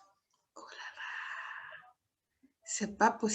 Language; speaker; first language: French; native; French